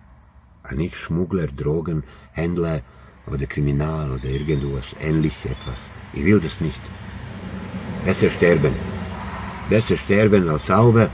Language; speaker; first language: German; non-native, learner; Croatian